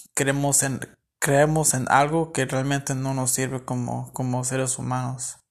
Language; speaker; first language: Spanish; early bilingual, heritage; Spanish